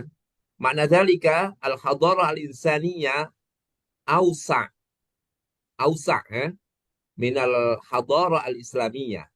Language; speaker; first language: Arabic; non-native, fluent; Indonesian